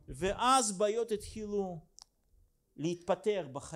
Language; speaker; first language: Hebrew; non-native, fluent; Russian